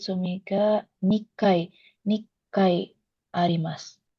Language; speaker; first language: Japanese; non-native, learner; Indonesian